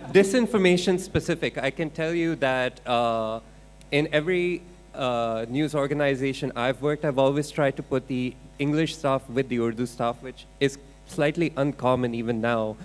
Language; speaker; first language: English; non-native, local second language; Urdu